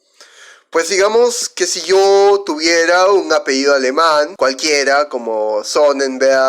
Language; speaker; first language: Spanish; native; Spanish